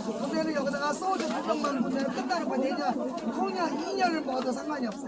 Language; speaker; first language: Korean; native; Korean